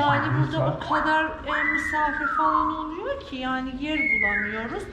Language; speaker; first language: Turkish; non-native, fluent; Persian